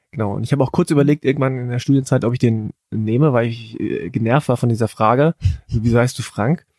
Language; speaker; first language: German; native; German